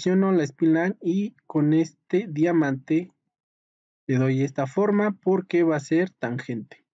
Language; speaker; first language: Spanish; native; Spanish